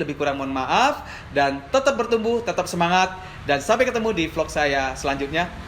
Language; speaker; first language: Indonesian; native; Indonesian